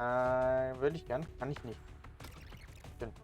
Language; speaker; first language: German; native; German